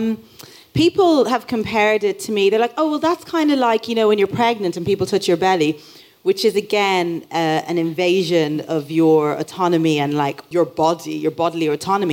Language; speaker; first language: English; native; English